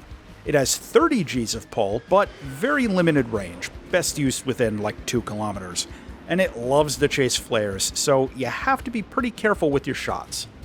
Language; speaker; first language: English; native; English